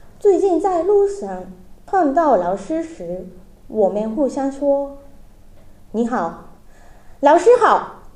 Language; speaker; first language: Chinese; non-native, learner; Japanese